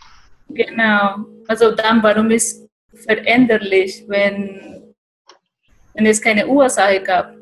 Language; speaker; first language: German; non-native, fluent; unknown